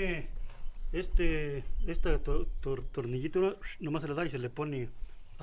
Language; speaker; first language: Spanish; native; Spanish